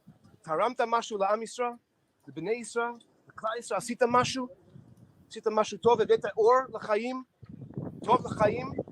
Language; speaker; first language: Hebrew; non-native, fluent; English